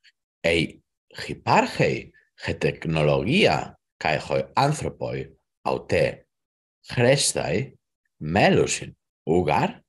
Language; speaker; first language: Greek; non-native, learner; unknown